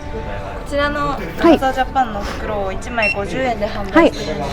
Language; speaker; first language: Japanese; native; Japanese